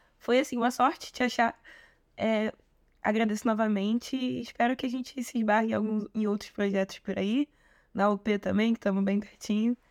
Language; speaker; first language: Portuguese; native; Portuguese